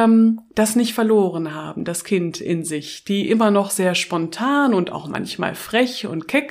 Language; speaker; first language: German; native; German